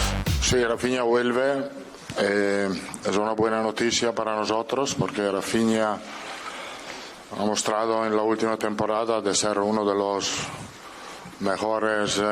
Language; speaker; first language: Spanish; non-native, fluent; Italian